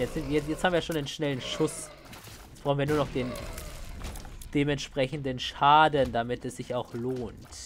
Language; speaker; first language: German; native; German